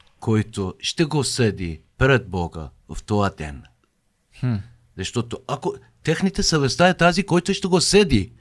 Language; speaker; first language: Bulgarian; non-native, fluent; Persian